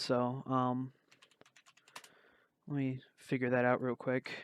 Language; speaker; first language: English; native; English